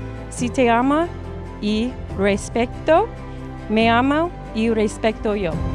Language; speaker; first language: Spanish; non-native, learner; English